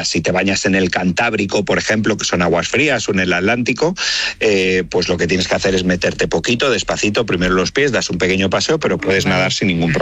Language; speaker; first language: Spanish; native; Spanish